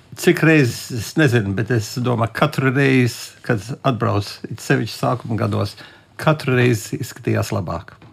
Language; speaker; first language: Latvian; early bilingual, heritage; Latvian